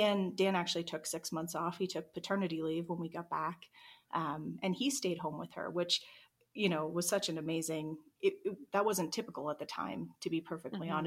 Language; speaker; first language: English; native; English